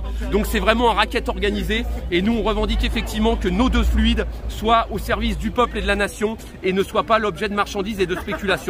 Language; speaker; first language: French; native; French